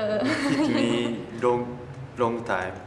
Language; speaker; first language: English; non-native, learner; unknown